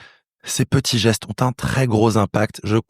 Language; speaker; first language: French; native; French